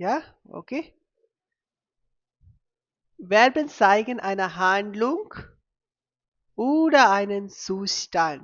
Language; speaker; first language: German; non-native, fluent; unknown